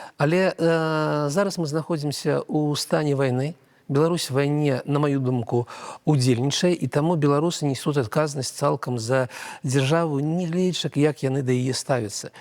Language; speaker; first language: Belarusian; non-native, local second language; Russian